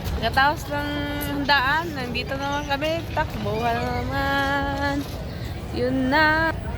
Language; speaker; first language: Filipino; non-native, local second language; Cebuano